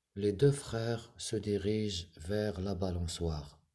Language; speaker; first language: French; non-native, local second language; Arabic